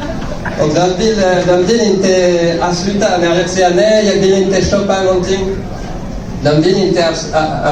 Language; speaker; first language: Swedish; non-native, learner; French